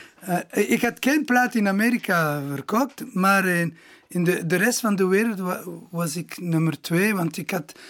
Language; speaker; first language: Dutch; non-native, local second language; Italian